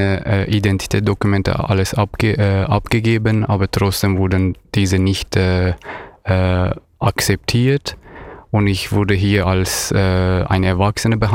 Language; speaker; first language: German; non-native, fluent; Persian